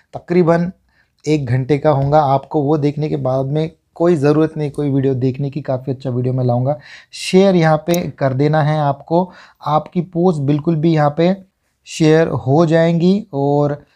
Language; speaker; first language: Hindi; non-native, local second language; Marathi